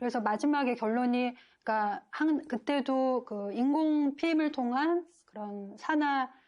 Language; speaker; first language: Korean; native; Korean